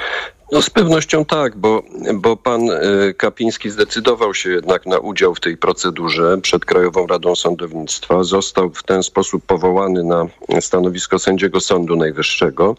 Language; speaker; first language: Polish; native; Polish